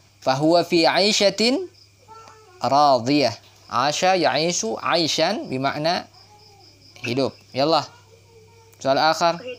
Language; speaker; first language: Arabic; non-native, fluent; Indonesian